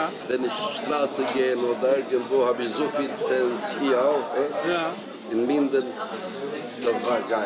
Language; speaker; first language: German; non-native, learner; Albanian